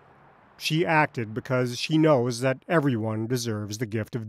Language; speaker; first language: English; native; English